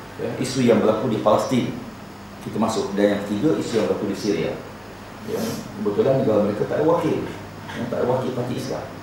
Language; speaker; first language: Malay; native; Malay